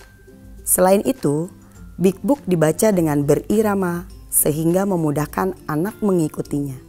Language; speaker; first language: Indonesian; native; Indonesian